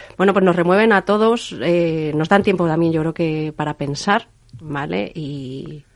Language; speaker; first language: Spanish; native; Spanish